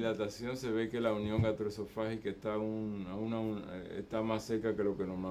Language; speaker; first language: Spanish; native; Spanish